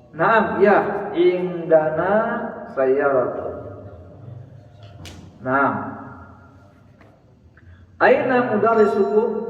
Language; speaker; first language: Arabic; non-native, fluent; Indonesian